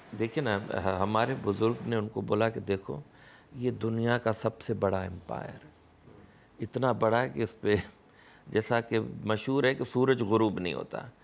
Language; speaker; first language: Urdu; non-native, local second language; Sindhi